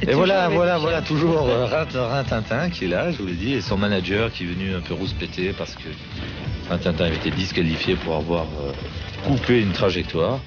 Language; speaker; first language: French; native; French